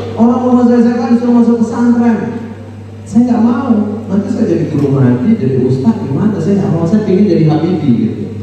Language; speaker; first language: Indonesian; non-native, local second language; Minangkabau